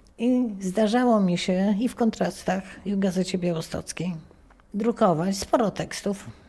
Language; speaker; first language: Polish; native; Polish